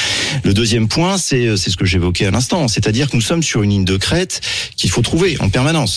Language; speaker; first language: French; native; French